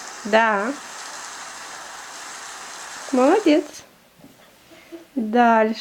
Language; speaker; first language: Russian; native; Russian